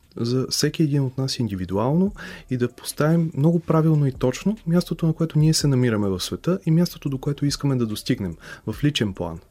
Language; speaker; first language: Bulgarian; native; Bulgarian